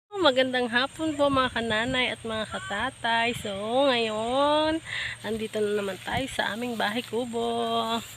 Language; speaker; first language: Filipino; native; Filipino